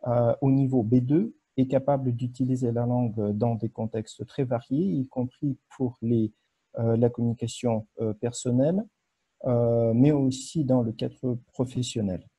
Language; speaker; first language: French; non-native, fluent; Russian